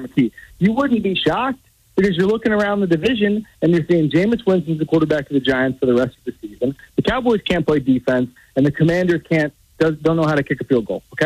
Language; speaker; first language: English; native; English